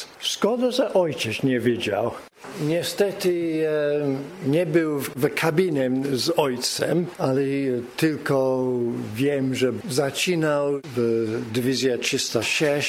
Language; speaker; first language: Polish; early bilingual, heritage; English